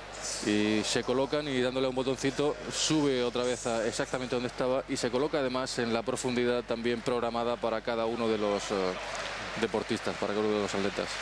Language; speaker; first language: Spanish; native; Spanish